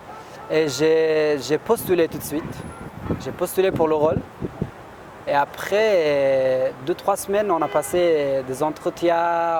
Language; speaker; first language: French; non-native, fluent; Persian